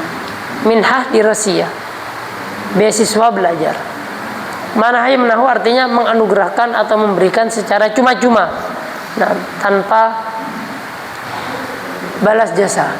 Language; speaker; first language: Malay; non-native, local second language; Javanese